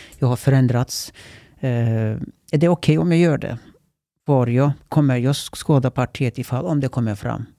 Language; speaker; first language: Swedish; early bilingual, other home language; Turkish